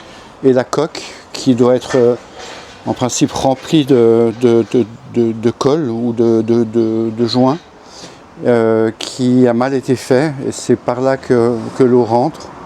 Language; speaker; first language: French; native; French